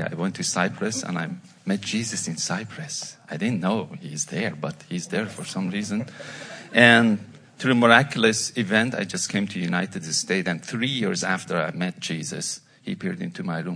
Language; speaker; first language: English; non-native, fluent; Persian